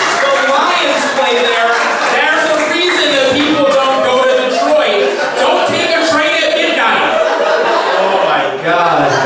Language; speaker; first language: English; native; English